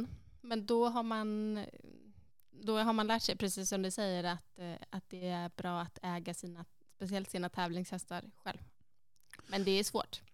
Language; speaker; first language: Swedish; native; Swedish